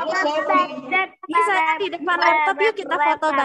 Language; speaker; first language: Indonesian; native; Indonesian